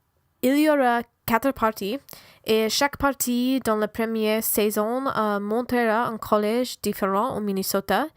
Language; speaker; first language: French; non-native, learner; English